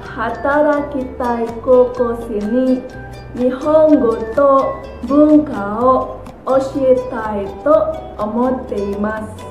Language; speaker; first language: Japanese; non-native, fluent; Indonesian